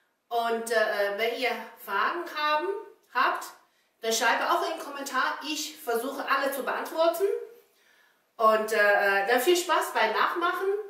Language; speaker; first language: German; non-native, learner; Chinese